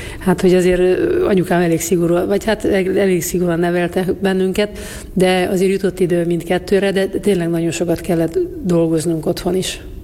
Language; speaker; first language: Hungarian; native; Hungarian